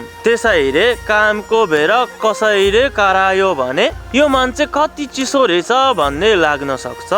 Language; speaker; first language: Nepali; non-native, fluent; Japanese